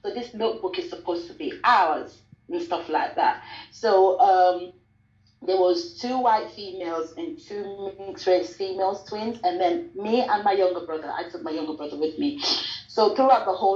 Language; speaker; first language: English; non-native, local second language; Krio